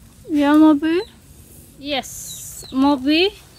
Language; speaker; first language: English; non-native, learner; Indonesian